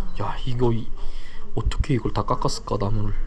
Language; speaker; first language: Korean; native; Korean